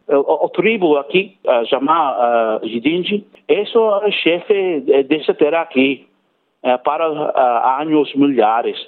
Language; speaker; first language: Portuguese; non-native, learner; English